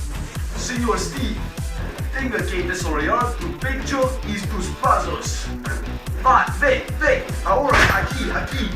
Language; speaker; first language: Spanish; non-native, learner; English